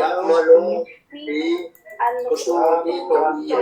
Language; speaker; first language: Arabic; non-native, learner; Urdu